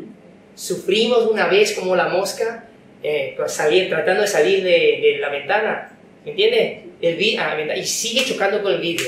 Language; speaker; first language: Spanish; non-native, fluent; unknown